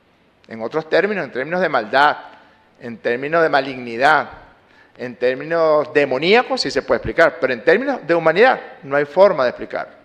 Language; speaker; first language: Spanish; native; Spanish